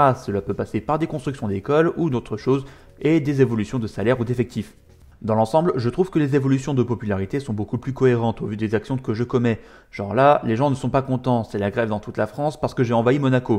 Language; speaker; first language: French; native; French